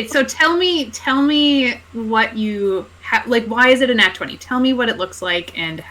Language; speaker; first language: English; native; English